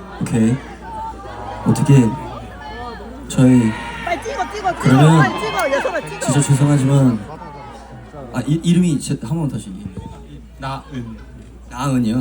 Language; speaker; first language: Korean; early bilingual, heritage; Korean